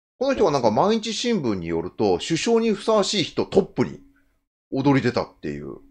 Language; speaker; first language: Japanese; native; Japanese